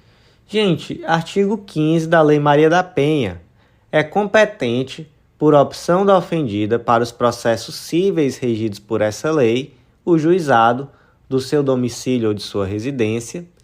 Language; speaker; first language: Portuguese; native; Portuguese